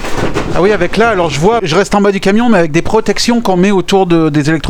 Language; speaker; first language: French; native; French